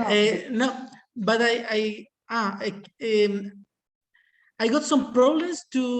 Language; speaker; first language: English; non-native, learner; Spanish